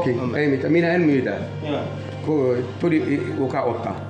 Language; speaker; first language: Finnish; non-native, learner; Turkish